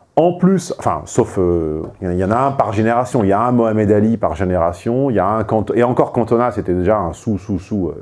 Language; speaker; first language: French; native; French